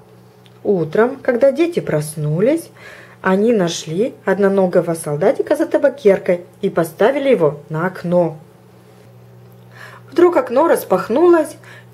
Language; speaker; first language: Russian; native; Russian